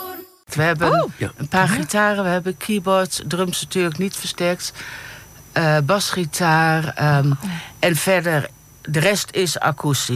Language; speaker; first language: Dutch; native; Dutch